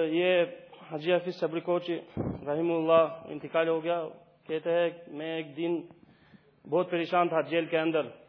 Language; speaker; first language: Urdu; non-native, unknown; Albanian